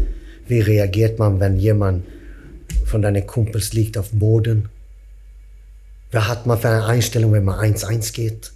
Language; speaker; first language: German; non-native, fluent; Swedish